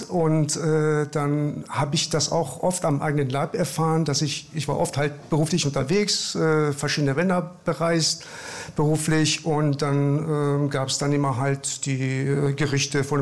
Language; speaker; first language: German; early bilingual, other home language; Persian